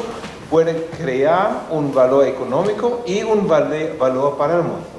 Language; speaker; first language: Spanish; non-native, fluent; German